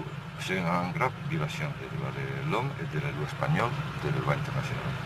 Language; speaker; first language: French; non-native, learner; Spanish